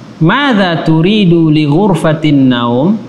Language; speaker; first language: Arabic; non-native, fluent; Indonesian